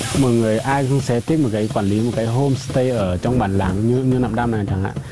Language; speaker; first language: Vietnamese; non-native, local second language; Iu Mien